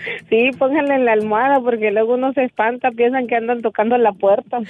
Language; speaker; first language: Spanish; native; Spanish